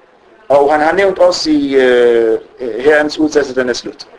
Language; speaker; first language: Danish; early bilingual, other home language; Arabic